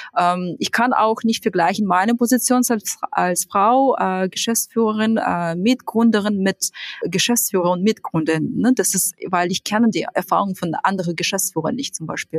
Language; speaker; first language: German; non-native, fluent; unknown